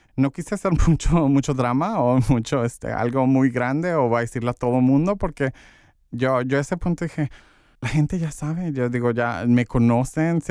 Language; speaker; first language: Spanish; early bilingual, heritage; Spanish